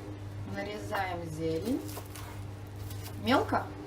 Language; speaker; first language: Russian; native; Russian